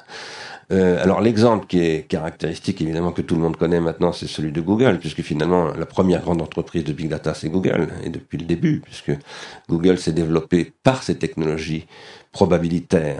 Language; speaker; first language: French; native; French